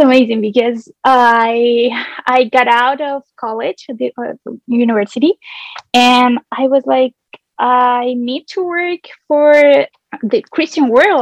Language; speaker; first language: English; non-native, fluent; Spanish